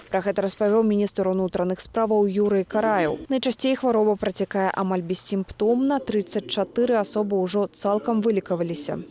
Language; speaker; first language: Belarusian; native; Belarusian